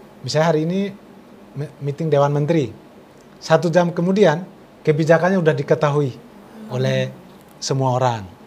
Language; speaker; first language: Indonesian; non-native, local second language; Tetum